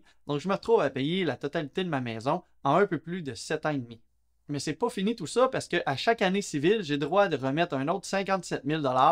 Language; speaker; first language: French; native; French